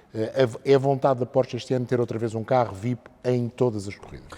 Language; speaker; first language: Portuguese; native; Portuguese